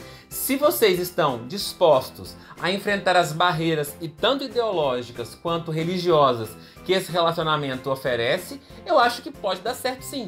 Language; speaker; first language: Portuguese; native; Portuguese